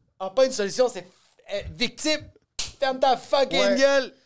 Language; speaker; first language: French; native; French